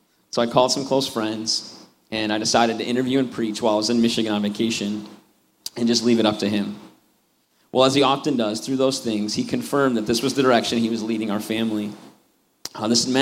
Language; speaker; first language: English; native; English